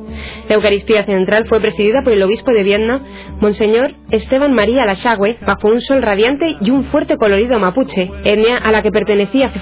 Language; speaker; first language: Spanish; native; Spanish